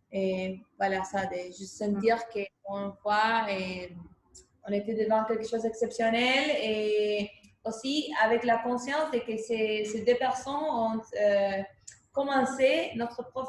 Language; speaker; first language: French; non-native, fluent; Spanish